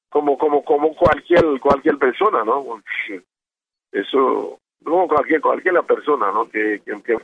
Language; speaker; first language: Spanish; non-native, learner; Haitian Creole